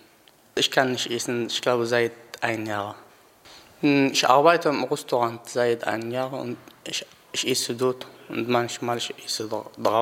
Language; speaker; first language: German; non-native, learner; Arabic